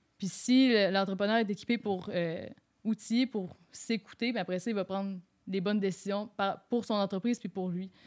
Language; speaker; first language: French; native; French